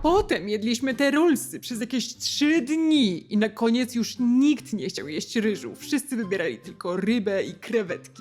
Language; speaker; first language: Polish; non-native, fluent; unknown